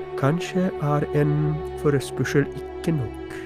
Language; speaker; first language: Norwegian; non-native, fluent; Polish